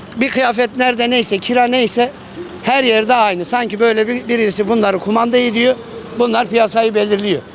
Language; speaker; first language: Turkish; native; Turkish